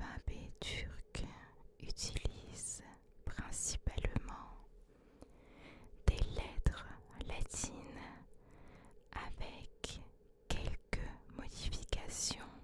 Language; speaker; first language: French; early bilingual, other home language; Turkish